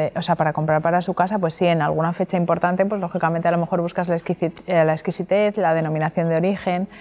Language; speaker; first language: Spanish; native; Spanish